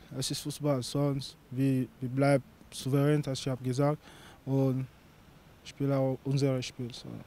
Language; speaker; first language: German; non-native, learner; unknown